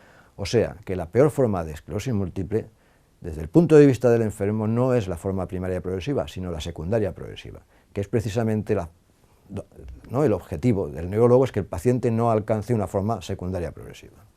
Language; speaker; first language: Spanish; native; Spanish